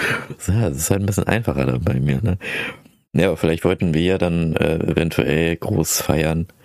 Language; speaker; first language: German; early bilingual, other home language; Filipino